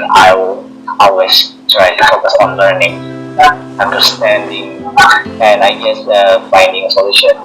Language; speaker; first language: English; non-native, learner; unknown